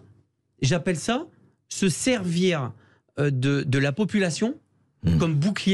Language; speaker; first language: French; native; French